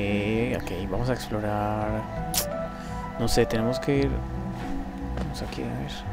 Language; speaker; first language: Spanish; native; Spanish